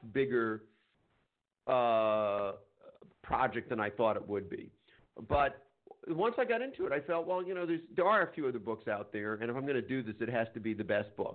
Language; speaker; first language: English; native; English